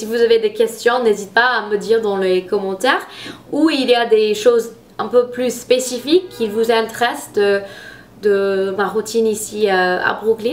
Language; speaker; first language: French; non-native, fluent; English